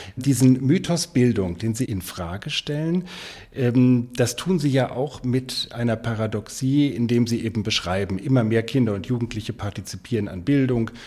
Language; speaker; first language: German; native; German